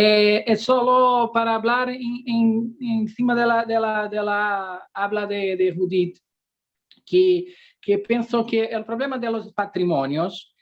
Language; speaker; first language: Spanish; non-native, fluent; Portuguese